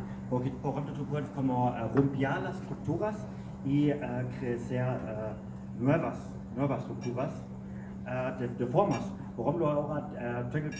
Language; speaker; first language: Spanish; non-native, learner; German